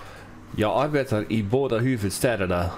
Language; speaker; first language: Swedish; non-native, learner; English